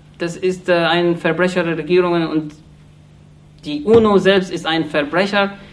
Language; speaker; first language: German; non-native, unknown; Arabic